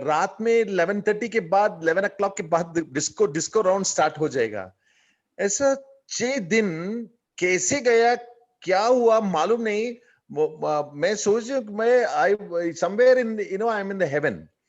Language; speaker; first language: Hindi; non-native, learner; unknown